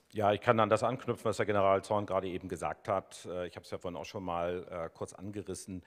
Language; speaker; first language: German; native; German